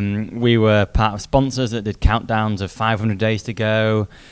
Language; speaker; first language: English; native; English